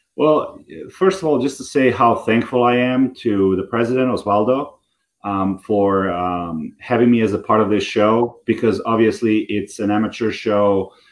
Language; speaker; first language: English; non-native, fluent; Serbian